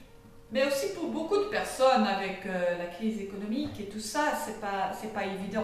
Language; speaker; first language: French; non-native, fluent; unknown